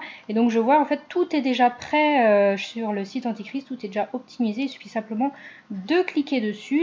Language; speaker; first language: French; native; French